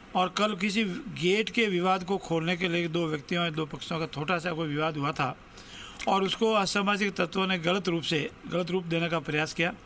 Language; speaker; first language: Hindi; native; Hindi